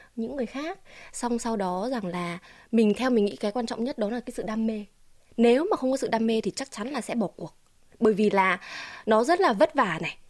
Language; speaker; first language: Vietnamese; native; Vietnamese